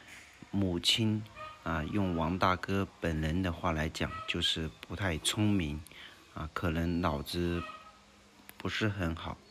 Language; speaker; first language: Chinese; native; Chinese